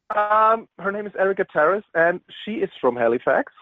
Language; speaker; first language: English; non-native, fluent; German